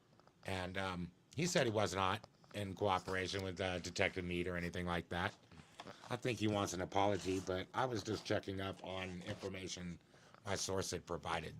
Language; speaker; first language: English; native; English